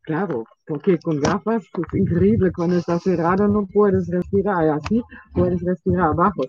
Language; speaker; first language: Spanish; non-native, learner; German